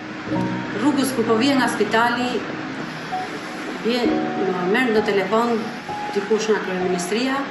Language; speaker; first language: Albanian; native; Albanian